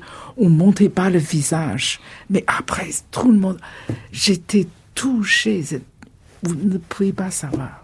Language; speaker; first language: French; non-native, fluent; Chinese